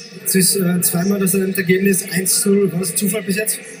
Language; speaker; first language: German; native; German